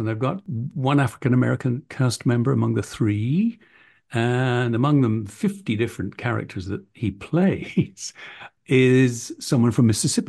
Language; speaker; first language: English; native; English